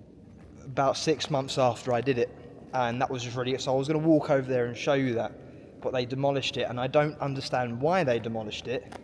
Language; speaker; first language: English; native; English